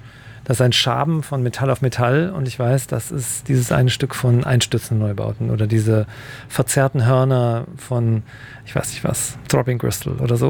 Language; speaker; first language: German; native; German